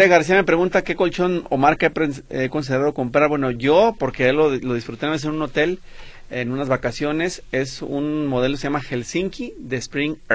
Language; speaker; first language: Spanish; native; Spanish